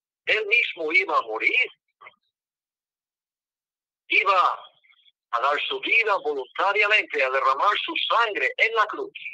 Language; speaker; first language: Spanish; non-native, fluent; English